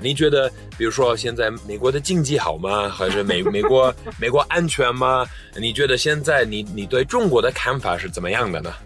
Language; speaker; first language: Chinese; non-native, fluent; English